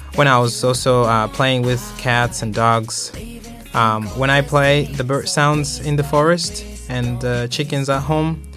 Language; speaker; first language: English; non-native, local second language; Nyanja